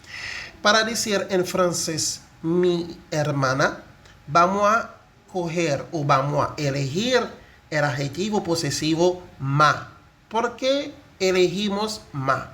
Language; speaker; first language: Spanish; non-native, fluent; Haitian Creole